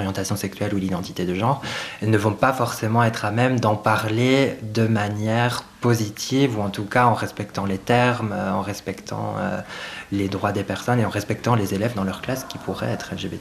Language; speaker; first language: French; native; French